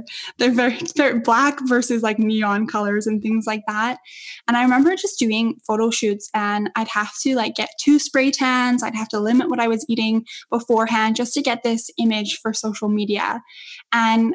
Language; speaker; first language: English; native; English